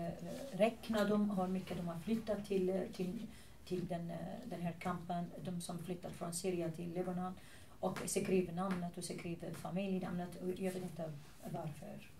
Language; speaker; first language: Swedish; non-native, fluent; Arabic